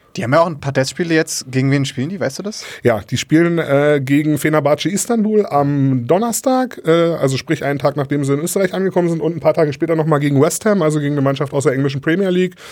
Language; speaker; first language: German; native; German